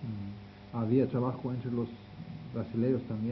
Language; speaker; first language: Spanish; non-native, fluent; Norwegian